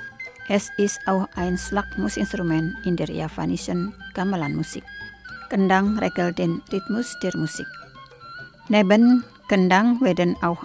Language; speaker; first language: German; non-native, fluent; Indonesian